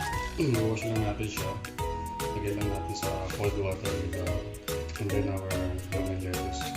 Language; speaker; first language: Filipino; native; Filipino